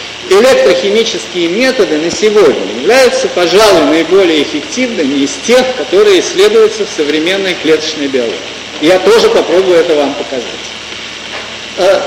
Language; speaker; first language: Russian; native; Russian